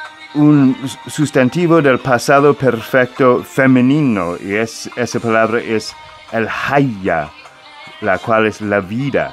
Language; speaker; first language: Spanish; non-native, fluent; English